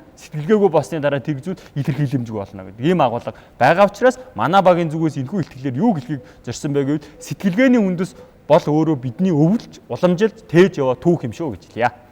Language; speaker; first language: Mongolian; native; Mongolian